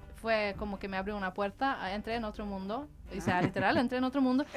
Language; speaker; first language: Spanish; non-native, fluent; Swedish